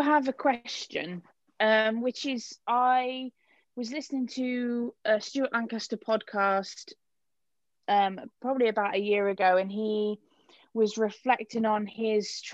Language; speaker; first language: English; native; English